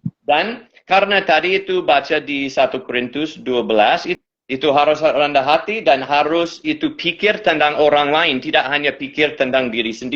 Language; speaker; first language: Indonesian; non-native, fluent; English